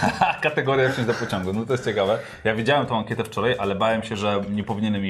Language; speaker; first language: Polish; native; Polish